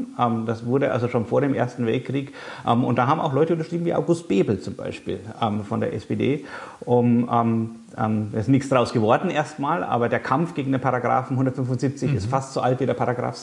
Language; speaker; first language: German; native; German